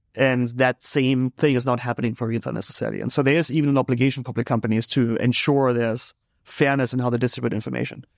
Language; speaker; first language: English; non-native, fluent; German